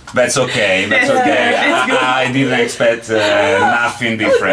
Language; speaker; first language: English; non-native, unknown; Italian